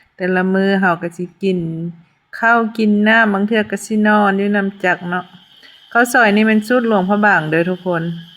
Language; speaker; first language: Lao; native; Lao